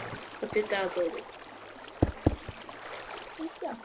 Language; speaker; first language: Bulgarian; native; Bulgarian